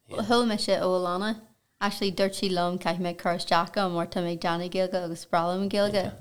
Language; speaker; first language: Irish; non-native, local second language; English